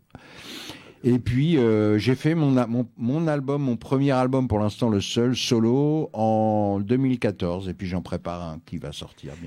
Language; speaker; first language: French; native; French